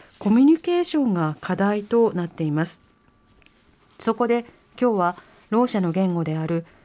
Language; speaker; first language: Japanese; native; Japanese